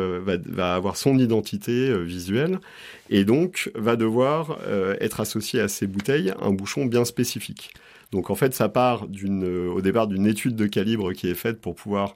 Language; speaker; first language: French; native; French